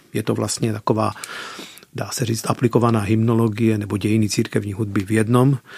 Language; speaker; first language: Czech; early bilingual, heritage; Czech